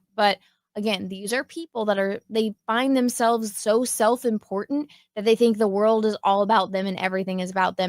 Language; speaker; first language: English; native; English